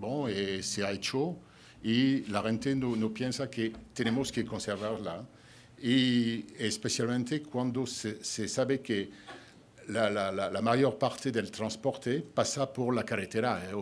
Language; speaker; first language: Spanish; non-native, fluent; French